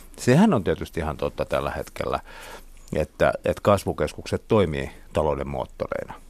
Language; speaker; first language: Finnish; non-native, local second language; Swedish